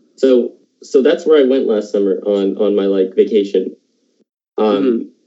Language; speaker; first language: English; native; English